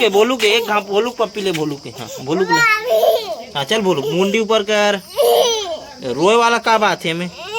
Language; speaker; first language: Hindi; non-native, local second language; Chhattisgarhi